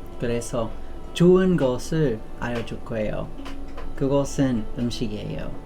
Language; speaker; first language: Korean; non-native, learner; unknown